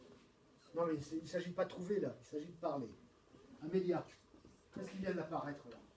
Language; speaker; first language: French; native; French